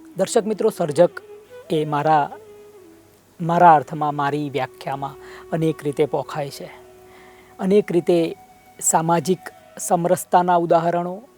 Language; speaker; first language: Gujarati; native; Gujarati